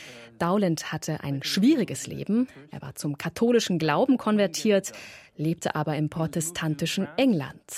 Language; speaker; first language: German; native; German